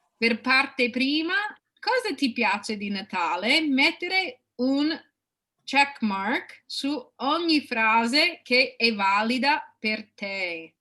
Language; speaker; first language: Italian; non-native, fluent; English